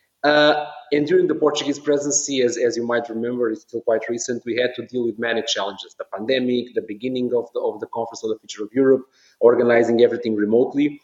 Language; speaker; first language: English; non-native, fluent; Portuguese